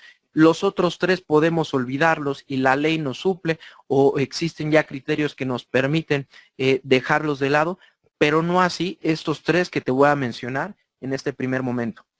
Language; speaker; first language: Spanish; native; Spanish